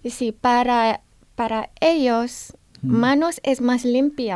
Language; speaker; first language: Spanish; non-native, learner; Indonesian